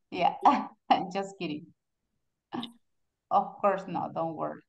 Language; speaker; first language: English; non-native, fluent; Spanish